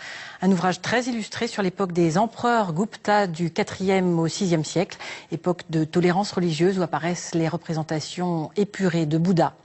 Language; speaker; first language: French; native; French